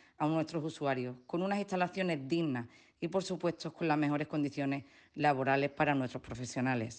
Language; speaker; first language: Spanish; native; Spanish